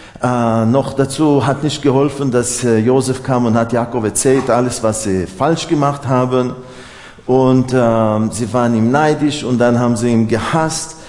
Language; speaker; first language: German; non-native, fluent; Hebrew